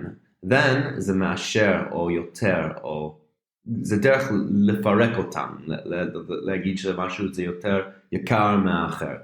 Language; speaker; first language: Hebrew; non-native, fluent; English